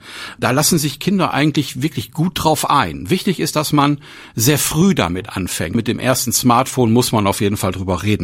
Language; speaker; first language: German; native; German